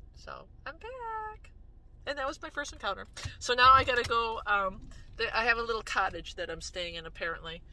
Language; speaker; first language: English; native; English